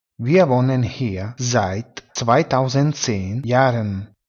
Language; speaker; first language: German; non-native, fluent; Italian